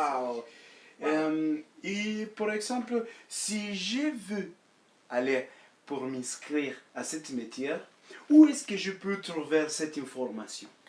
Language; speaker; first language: French; early bilingual, other home language; Spanish